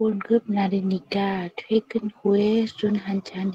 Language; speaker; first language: Korean; non-native, learner; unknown